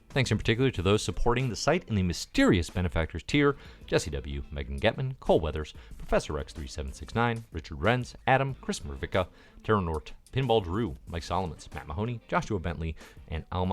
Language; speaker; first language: English; native; English